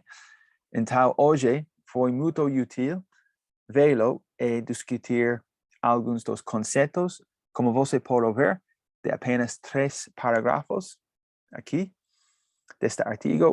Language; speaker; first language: Spanish; non-native, fluent; English